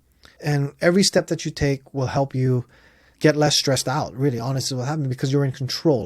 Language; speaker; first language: English; native; English